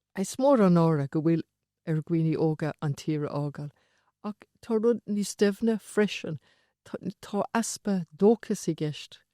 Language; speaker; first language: Irish; non-native, local second language; English